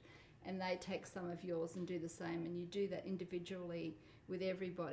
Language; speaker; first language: English; non-native, local second language; Polish